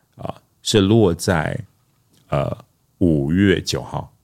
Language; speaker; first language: Chinese; non-native, local second language; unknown